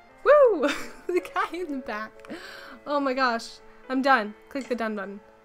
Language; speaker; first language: English; native; English